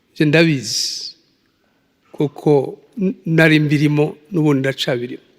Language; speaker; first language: Kinyarwanda; native; Kinyarwanda